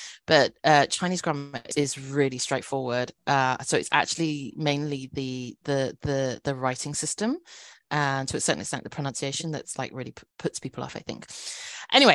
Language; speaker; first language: English; native; English